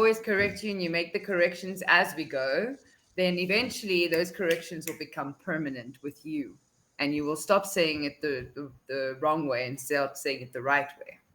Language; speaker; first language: English; non-native, fluent; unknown